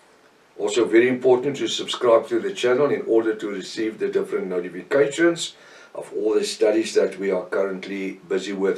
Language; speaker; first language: English; non-native, local second language; Afrikaans